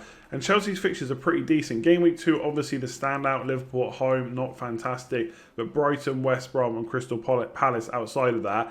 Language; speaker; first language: English; native; English